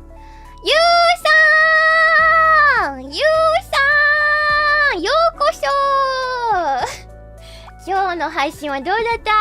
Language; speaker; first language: Japanese; non-native, learner; English